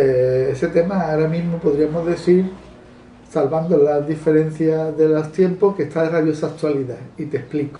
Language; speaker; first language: Spanish; native; Spanish